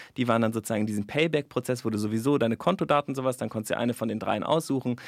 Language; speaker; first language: German; native; German